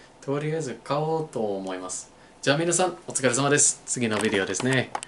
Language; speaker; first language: Japanese; non-native, learner; English